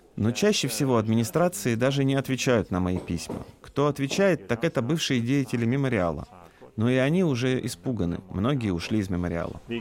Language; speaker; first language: Russian; non-native, local second language; Lithuanian